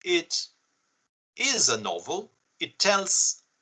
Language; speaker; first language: English; non-native, fluent; Italian